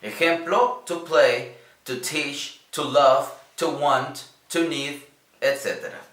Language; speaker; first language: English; non-native, learner; Spanish